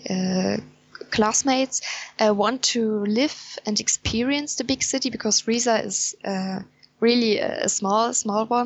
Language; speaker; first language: English; non-native, fluent; German